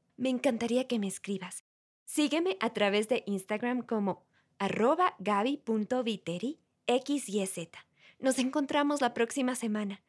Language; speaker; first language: Spanish; native; Spanish